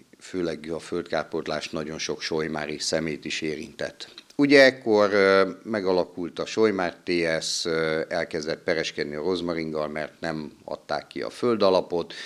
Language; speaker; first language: Hungarian; native; Hungarian